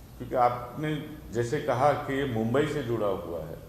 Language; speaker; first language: Hindi; non-native, local second language; Marathi